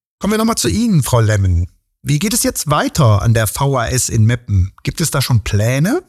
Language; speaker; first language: German; native; German